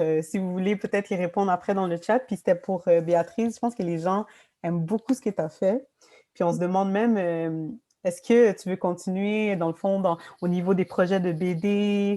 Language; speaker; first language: French; native; French